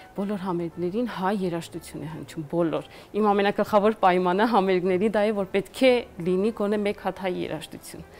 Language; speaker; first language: Armenian; native; Armenian